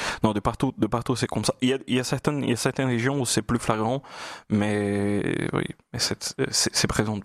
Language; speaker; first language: French; non-native, fluent; Portuguese